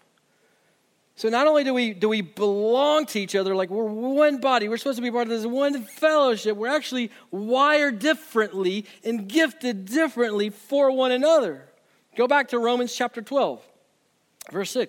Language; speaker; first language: English; native; English